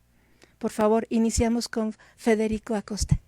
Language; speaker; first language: Spanish; native; Spanish